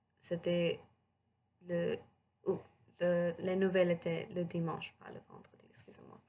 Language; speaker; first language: French; non-native, learner; English